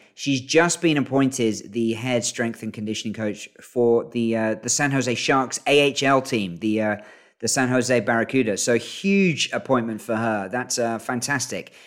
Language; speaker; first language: English; native; English